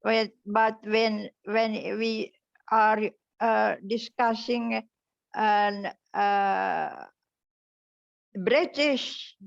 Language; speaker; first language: English; non-native, fluent; Indonesian